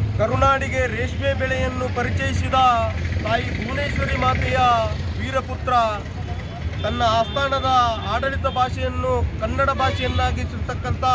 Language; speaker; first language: Kannada; non-native, local second language; Urdu